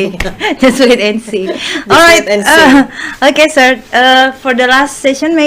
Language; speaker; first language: English; non-native, fluent; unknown